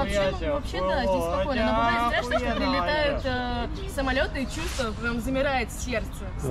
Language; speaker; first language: Russian; native; Russian